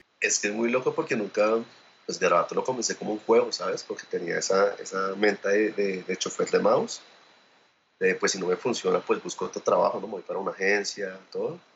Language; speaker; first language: Spanish; native; Spanish